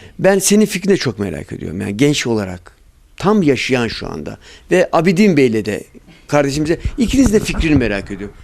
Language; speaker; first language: Turkish; native; Turkish